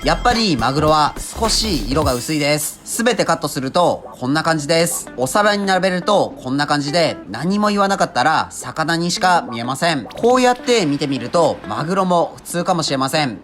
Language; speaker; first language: Japanese; native; Japanese